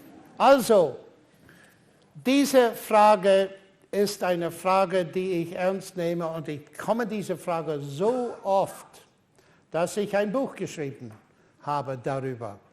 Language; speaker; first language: German; non-native, fluent; English